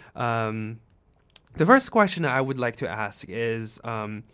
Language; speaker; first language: English; non-native, fluent; Chinese